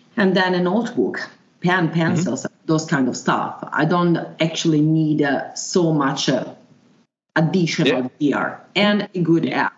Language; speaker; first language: English; non-native, fluent; Italian